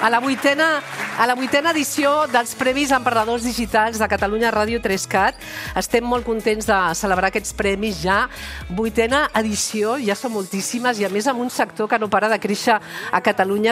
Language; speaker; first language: Catalan; native; Catalan